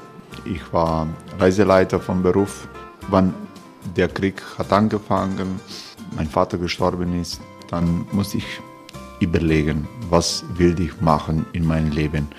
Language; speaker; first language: German; non-native, learner; Croatian